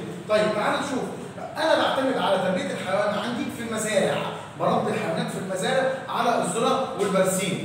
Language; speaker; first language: Arabic; native; Arabic